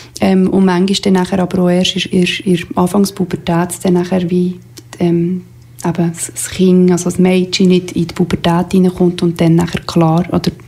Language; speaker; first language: German; native; German